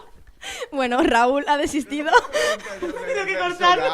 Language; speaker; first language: Spanish; native; Spanish